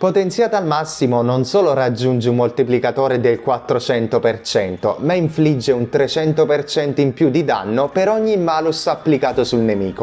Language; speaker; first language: Italian; native; Italian